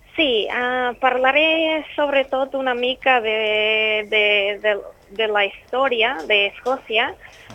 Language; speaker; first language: Catalan; non-native, fluent; English